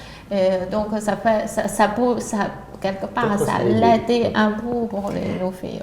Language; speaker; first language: French; non-native, learner; Chinese